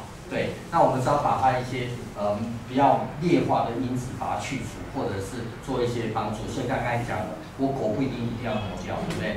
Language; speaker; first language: Chinese; native; Chinese